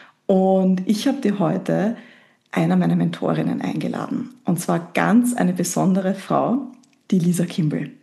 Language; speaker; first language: German; native; German